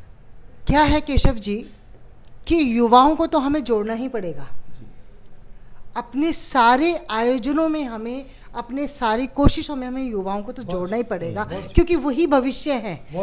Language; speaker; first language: Hindi; native; Hindi